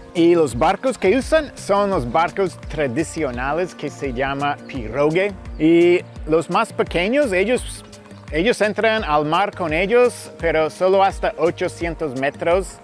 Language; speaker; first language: Spanish; non-native, fluent; English